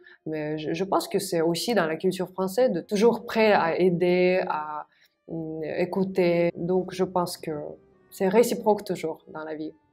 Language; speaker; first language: French; non-native, fluent; Russian